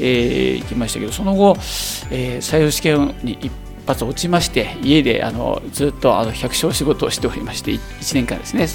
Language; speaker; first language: Japanese; native; Japanese